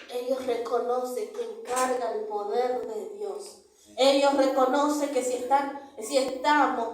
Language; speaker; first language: Spanish; native; Spanish